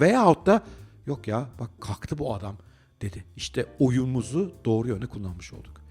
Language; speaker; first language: Turkish; native; Turkish